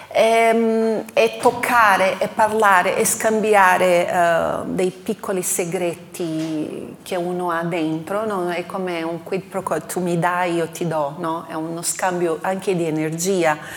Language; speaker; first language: Italian; non-native, fluent; Portuguese